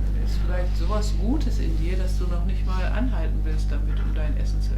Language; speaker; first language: German; native; German